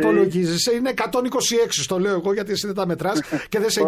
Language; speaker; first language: Greek; native; Greek